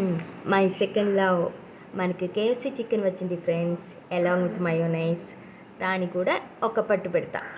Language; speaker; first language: Telugu; non-native, learner; Malayalam